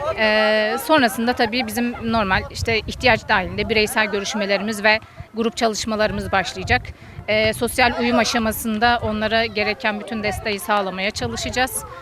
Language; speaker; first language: Turkish; native; Turkish